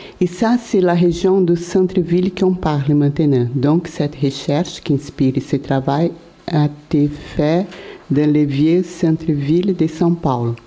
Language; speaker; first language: French; non-native, learner; Portuguese